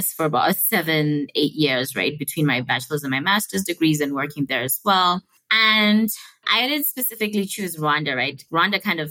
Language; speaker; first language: English; non-native, local second language; Shona